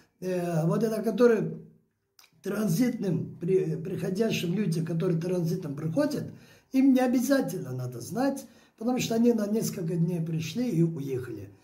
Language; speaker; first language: Russian; non-native, local second language; Azerbaijani